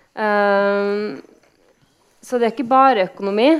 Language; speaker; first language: Norwegian; native; Norwegian